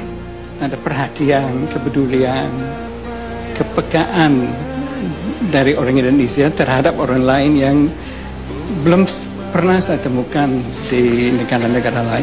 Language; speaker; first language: Indonesian; non-native, fluent; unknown